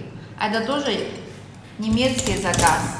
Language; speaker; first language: Russian; non-native, learner; Chinese